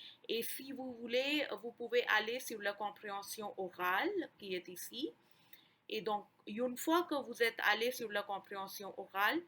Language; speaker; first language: French; non-native, fluent; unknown